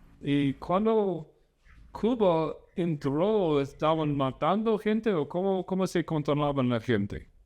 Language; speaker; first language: Spanish; non-native, fluent; English